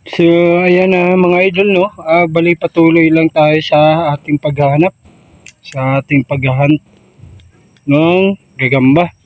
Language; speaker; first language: Filipino; non-native, local second language; Cebuano